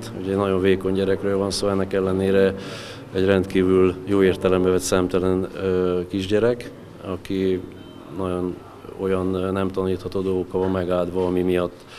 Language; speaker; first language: Hungarian; native; Hungarian